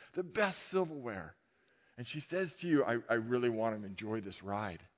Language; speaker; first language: English; native; English